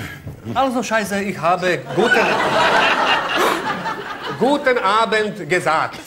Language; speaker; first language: German; non-native, learner; Slovak